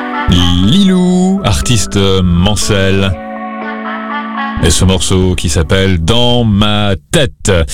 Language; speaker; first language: French; native; French